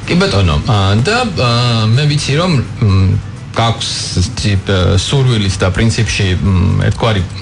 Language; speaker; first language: Georgian; native; Georgian